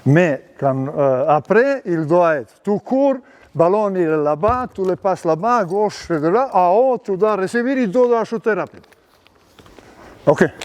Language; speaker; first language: French; non-native, learner; Serbian